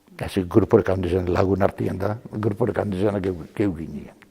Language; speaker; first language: Basque; native; Basque